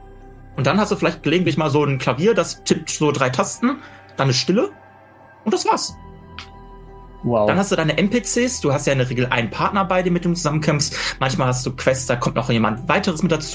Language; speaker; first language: German; native; German